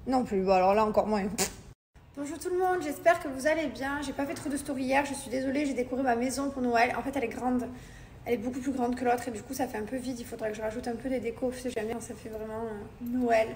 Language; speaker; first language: French; native; French